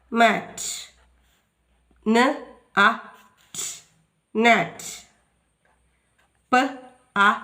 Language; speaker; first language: Malayalam; native; Malayalam